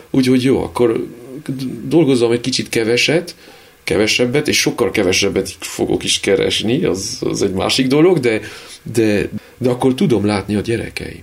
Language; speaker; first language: Hungarian; early bilingual, heritage; Hungarian